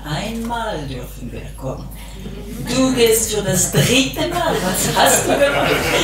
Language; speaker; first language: German; non-native, local second language; French